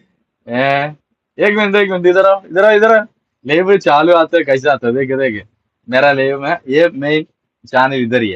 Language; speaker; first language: Hindi; non-native, local second language; Malayalam